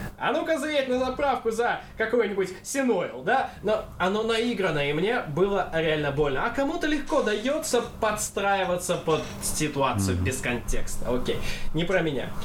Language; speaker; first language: Russian; non-native, local second language; Kazakh